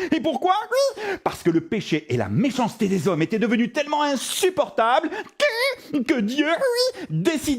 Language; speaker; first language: French; native; French